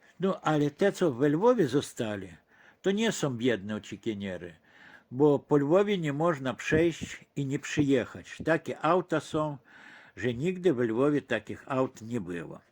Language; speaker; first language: Polish; early bilingual, heritage; Polish